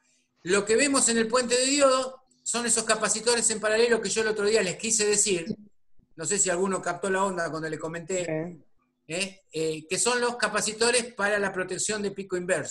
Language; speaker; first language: Spanish; native; Spanish